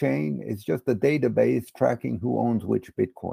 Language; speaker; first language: English; native; English